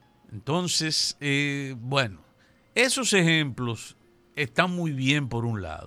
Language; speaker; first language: Spanish; native; Spanish